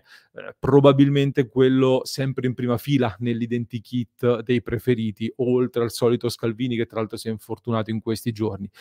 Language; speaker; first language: Italian; native; Italian